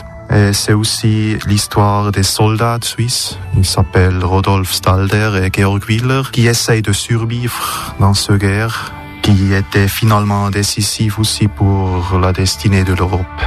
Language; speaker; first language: French; non-native, local second language; German